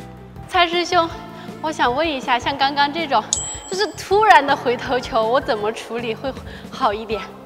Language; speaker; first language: Chinese; native; Chinese